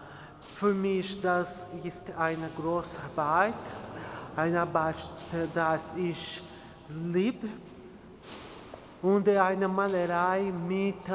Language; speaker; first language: German; non-native, learner; Portuguese